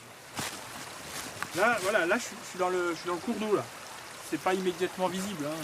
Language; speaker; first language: French; native; French